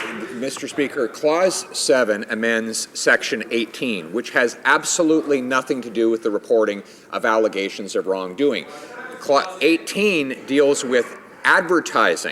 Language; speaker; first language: English; native; English